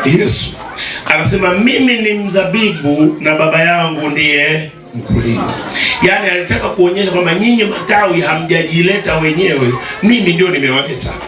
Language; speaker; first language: Swahili; native; Swahili